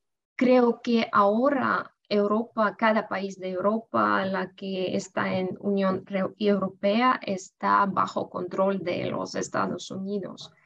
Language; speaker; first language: Spanish; non-native, fluent; Russian